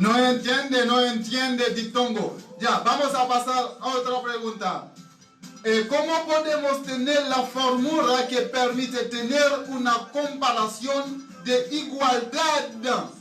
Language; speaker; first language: Spanish; non-native, learner; Haitian Creole